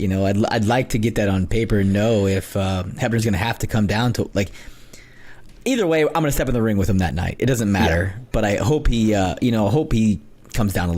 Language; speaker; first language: English; native; English